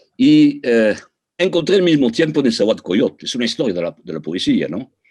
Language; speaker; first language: Spanish; early bilingual, heritage; Spanish